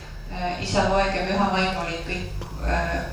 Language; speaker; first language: Finnish; non-native, learner; Estonian